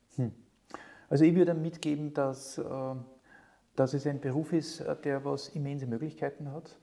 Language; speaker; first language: German; native; German